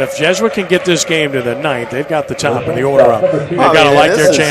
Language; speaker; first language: English; native; English